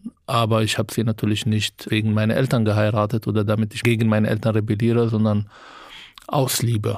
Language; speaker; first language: German; non-native, fluent; Arabic